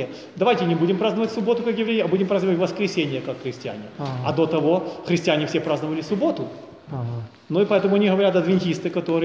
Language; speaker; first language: Russian; native; Russian